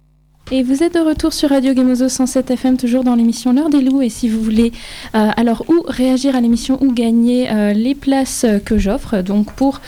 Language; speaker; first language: French; native; French